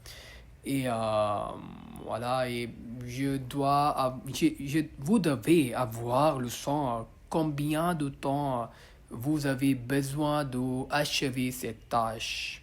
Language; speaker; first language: French; non-native, learner; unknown